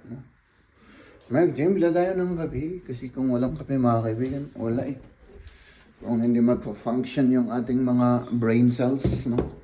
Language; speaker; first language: Filipino; native; Filipino